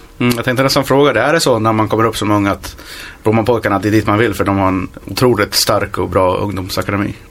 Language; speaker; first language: Swedish; native; Swedish